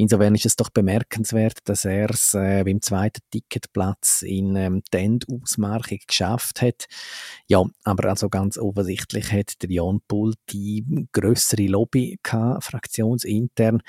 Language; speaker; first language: German; native; German